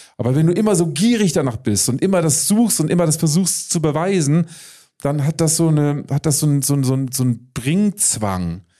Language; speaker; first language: German; native; German